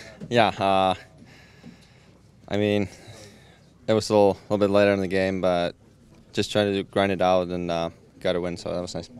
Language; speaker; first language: English; non-native, fluent; Finnish